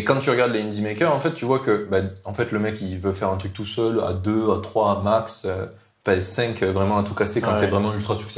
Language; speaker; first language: French; native; French